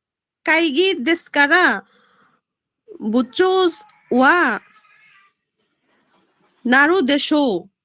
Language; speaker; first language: Japanese; non-native, learner; Bangla